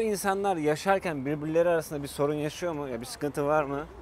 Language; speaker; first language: Turkish; native; Turkish